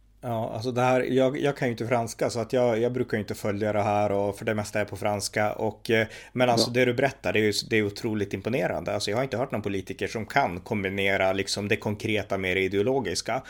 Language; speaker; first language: Swedish; native; Swedish